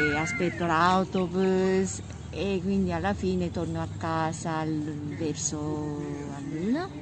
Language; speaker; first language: Italian; non-native, learner; Japanese